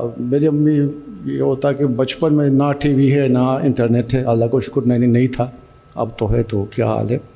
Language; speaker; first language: Urdu; non-native, fluent; Turkish